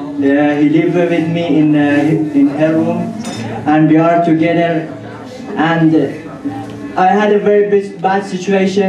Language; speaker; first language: English; non-native, learner; Pashto